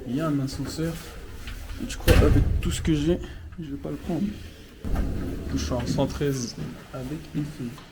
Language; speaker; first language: French; native; French